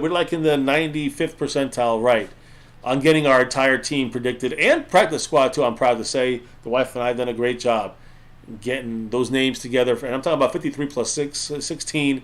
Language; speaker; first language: English; native; English